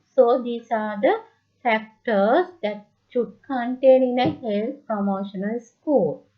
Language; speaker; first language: English; non-native, local second language; Sinhala